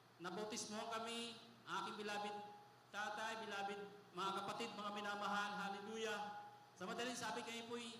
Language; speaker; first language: Filipino; non-native, local second language; Bikol